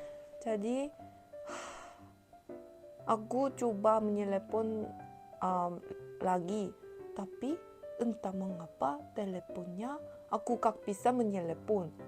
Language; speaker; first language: Indonesian; non-native, learner; Korean